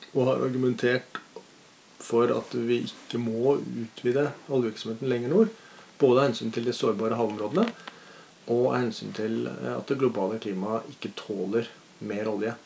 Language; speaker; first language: Norwegian; native; Norwegian